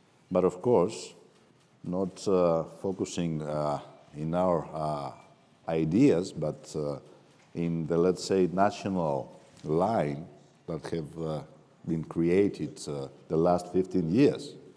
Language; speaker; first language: English; non-native, fluent; Greek